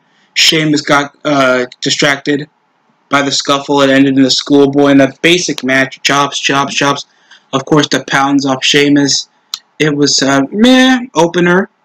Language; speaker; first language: English; native; English